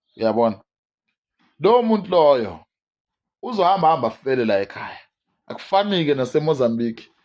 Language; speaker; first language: Zulu; non-native, local second language; Swati